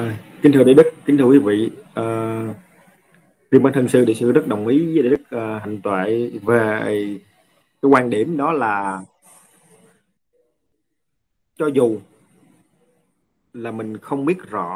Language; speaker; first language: Vietnamese; native; Vietnamese